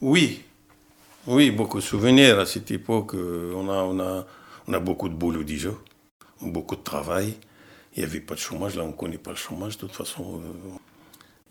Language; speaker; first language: French; non-native, fluent; Arabic